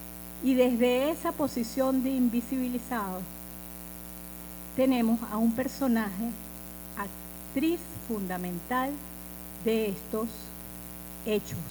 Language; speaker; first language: Spanish; native; Spanish